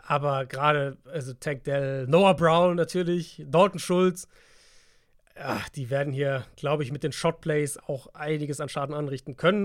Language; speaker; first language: German; native; German